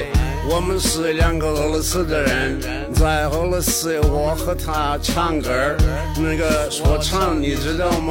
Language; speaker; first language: Chinese; non-native, learner; Russian